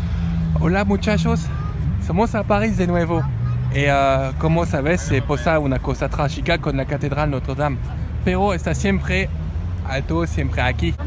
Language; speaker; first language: Spanish; non-native, learner; French